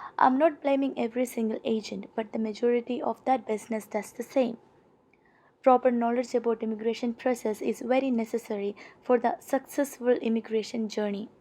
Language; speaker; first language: English; non-native, local second language; Malayalam